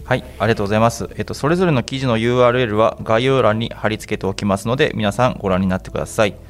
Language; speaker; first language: Japanese; native; Japanese